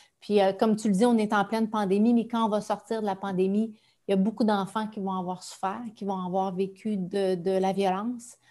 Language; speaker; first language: French; native; French